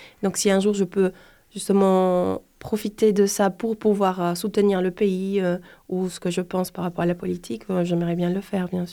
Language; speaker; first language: French; non-native, fluent; Spanish